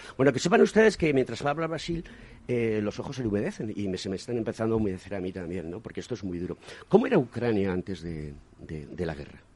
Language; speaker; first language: Spanish; native; Spanish